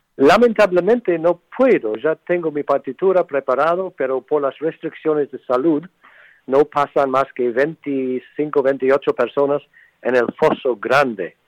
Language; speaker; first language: Spanish; non-native, fluent; English